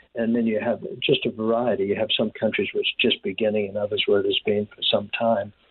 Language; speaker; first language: English; native; English